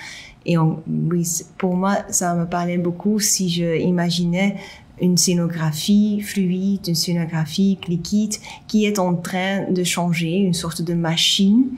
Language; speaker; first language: French; non-native, local second language; Dutch